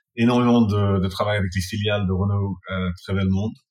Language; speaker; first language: French; non-native, fluent; English